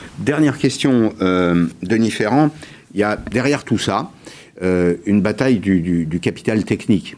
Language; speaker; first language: French; native; French